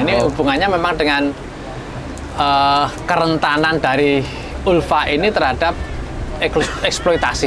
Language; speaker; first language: Indonesian; native; Indonesian